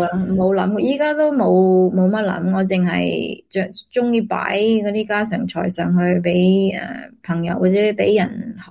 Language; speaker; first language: Cantonese; early bilingual, heritage; Cantonese